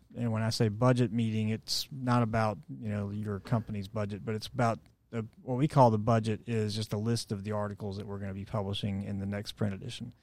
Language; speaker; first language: English; native; English